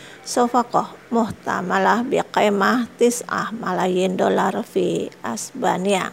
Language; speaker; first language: Arabic; non-native, fluent; Indonesian